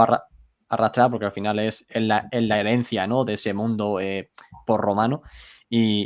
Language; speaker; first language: Spanish; native; Spanish